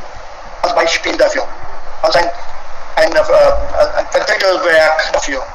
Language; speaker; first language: German; non-native, fluent; Hindi